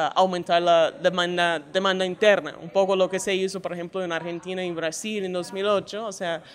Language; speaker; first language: Spanish; non-native, fluent; English